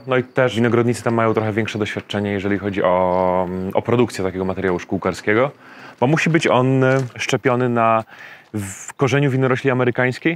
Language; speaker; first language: Polish; native; Polish